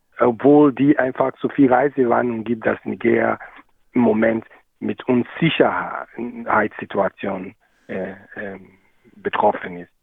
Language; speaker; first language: German; non-native, learner; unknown